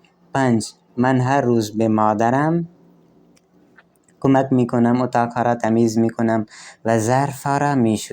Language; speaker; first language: Persian; non-native, fluent; Urdu